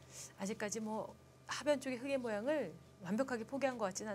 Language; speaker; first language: Korean; native; Korean